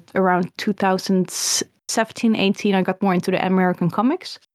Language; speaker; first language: English; early bilingual, other home language; Dutch